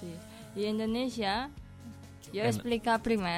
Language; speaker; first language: Catalan; non-native, learner; Indonesian